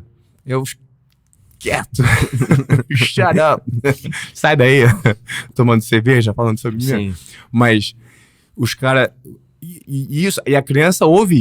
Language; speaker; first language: Portuguese; early bilingual, heritage; Portuguese